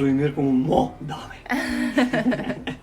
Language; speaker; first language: Japanese; non-native, learner; Serbian